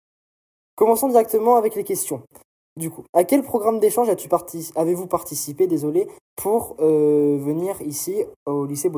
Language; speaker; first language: French; native; French